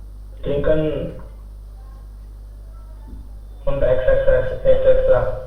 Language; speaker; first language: German; non-native, learner; Hindi